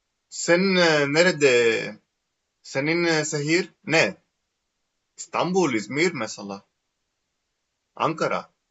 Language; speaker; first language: Turkish; non-native, learner; Greek